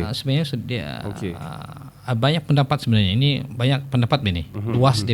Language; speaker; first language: Malay; native; Malay